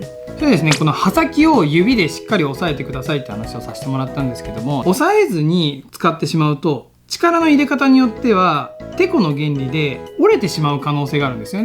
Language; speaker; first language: Japanese; native; Japanese